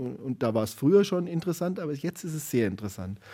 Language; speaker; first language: German; native; German